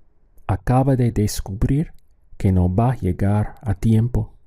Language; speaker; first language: Spanish; non-native, fluent; English